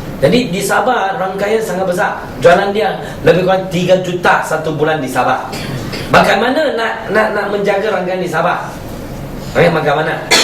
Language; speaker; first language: Malay; non-native, local second language; Chinese